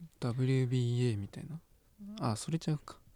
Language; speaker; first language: Japanese; native; Japanese